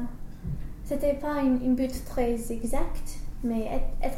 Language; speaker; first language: French; non-native, learner; English